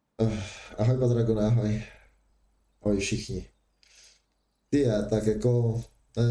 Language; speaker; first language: Czech; native; Czech